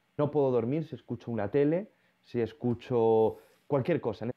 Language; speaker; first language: Spanish; native; Spanish